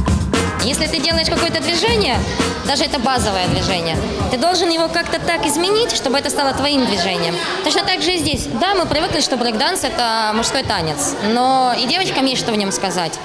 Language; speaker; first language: Russian; native; Russian